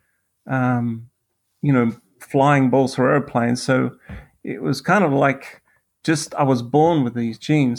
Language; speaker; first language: English; native; English